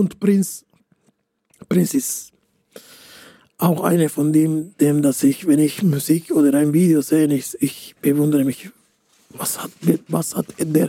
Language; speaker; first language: German; non-native, fluent; Spanish